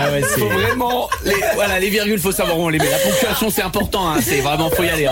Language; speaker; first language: French; native; French